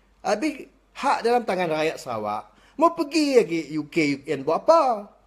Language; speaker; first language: Malay; non-native, local second language; Iban